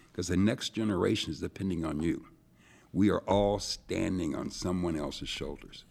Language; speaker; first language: English; native; English